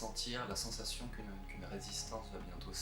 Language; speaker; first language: French; native; French